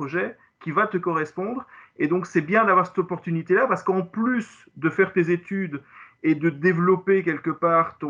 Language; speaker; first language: French; native; French